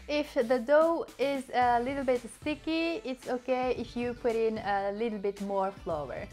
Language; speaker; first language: English; non-native, fluent; Chinese